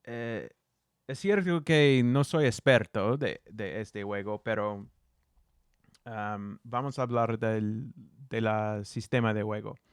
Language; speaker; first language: Spanish; non-native, learner; English